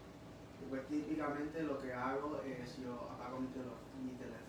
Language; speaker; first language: Spanish; early bilingual, heritage; Spanish